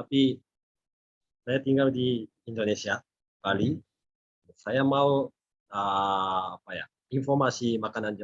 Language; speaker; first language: Indonesian; non-native, learner; Japanese